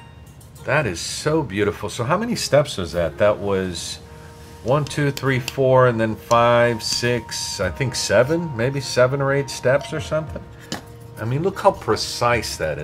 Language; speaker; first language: English; native; English